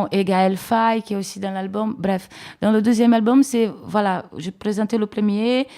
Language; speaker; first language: French; non-native, fluent; Portuguese